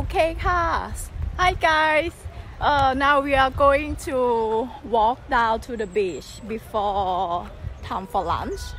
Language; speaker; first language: English; non-native, learner; Thai